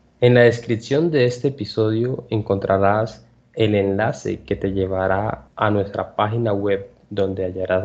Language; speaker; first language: Spanish; non-native, learner; English